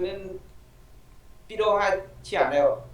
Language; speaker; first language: Korean; non-native, learner; Vietnamese